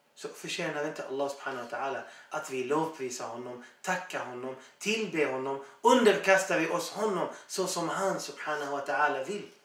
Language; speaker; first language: Swedish; non-native, fluent; Arabic